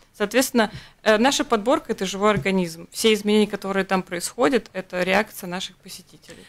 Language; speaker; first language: Russian; native; Russian